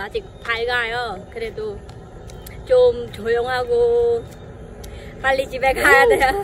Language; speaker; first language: Korean; non-native, fluent; Khmer